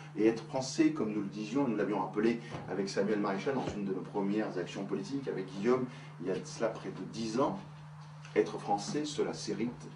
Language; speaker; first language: French; native; French